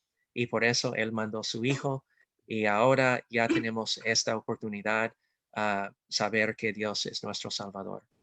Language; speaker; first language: Spanish; non-native, fluent; English